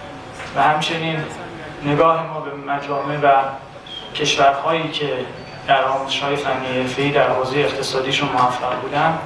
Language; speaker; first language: Persian; native; Persian